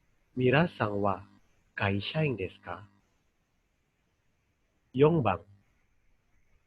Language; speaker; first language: Japanese; non-native, fluent; Indonesian